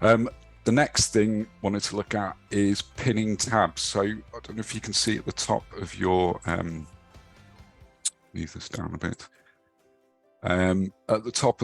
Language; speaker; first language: English; native; English